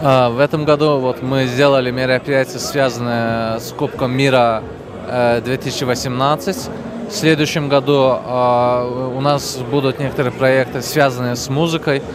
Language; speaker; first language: Russian; non-native, fluent; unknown